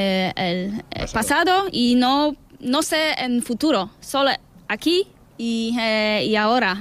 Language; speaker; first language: Spanish; non-native, learner; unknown